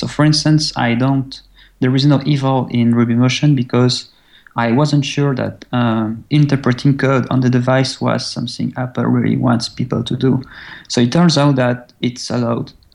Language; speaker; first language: English; non-native, fluent; French